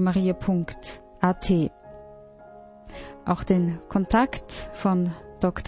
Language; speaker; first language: German; native; German